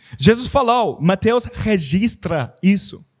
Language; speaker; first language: Portuguese; non-native, learner; English